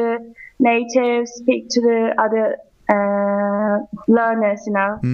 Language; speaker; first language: English; non-native, learner; Turkish